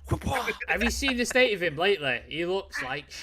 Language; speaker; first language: English; native; English